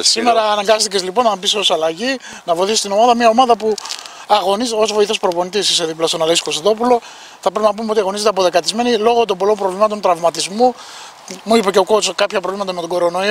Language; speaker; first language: Greek; native; Greek